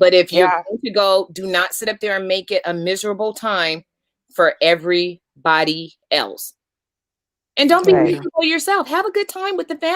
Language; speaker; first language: English; native; English